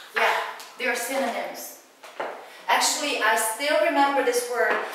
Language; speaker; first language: English; non-native, fluent; Hungarian